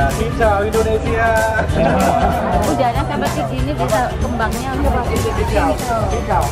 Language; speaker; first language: Indonesian; non-native, learner; Vietnamese